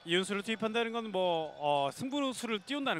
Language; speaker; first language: Korean; native; Korean